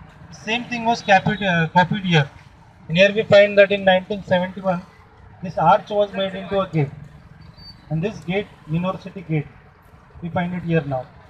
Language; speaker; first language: English; non-native, local second language; Marathi